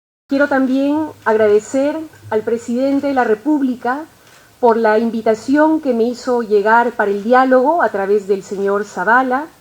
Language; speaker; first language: Spanish; native; Spanish